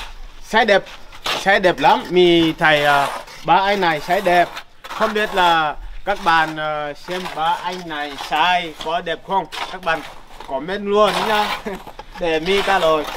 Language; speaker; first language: Vietnamese; non-native, learner; Portuguese